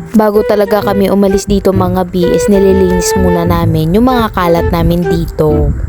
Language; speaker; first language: Filipino; non-native, local second language; Cebuano